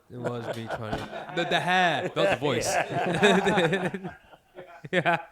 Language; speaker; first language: English; native; English